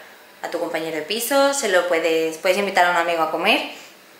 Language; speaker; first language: Spanish; native; Spanish